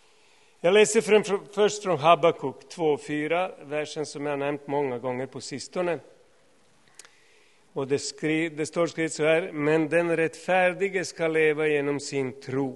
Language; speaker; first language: Swedish; non-native, fluent; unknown